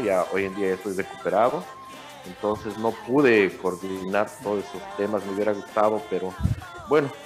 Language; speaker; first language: Spanish; native; Spanish